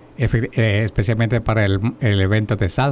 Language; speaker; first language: Spanish; native; Spanish